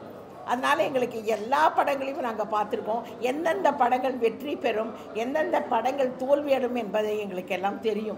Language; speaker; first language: Tamil; native; Tamil